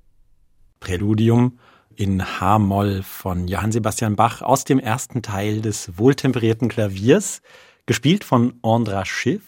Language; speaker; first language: German; native; German